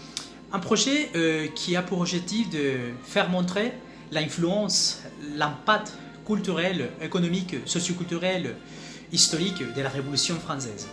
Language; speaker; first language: French; non-native, fluent; Spanish